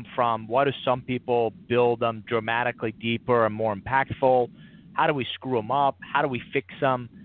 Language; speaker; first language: English; non-native, fluent; Persian